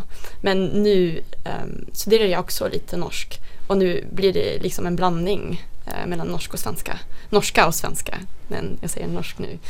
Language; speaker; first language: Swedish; non-native, fluent; Dutch